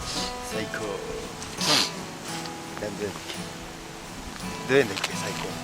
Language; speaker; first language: Japanese; native; Japanese